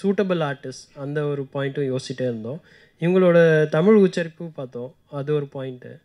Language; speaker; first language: Tamil; native; Tamil